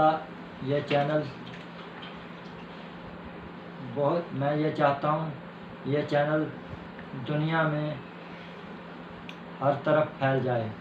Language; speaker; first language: Hindi; non-native, local second language; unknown